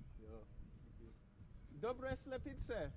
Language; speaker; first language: Czech; non-native, learner; English